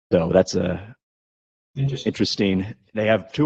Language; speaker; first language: English; native; English